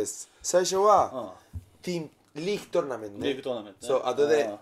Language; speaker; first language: Japanese; non-native, learner; Spanish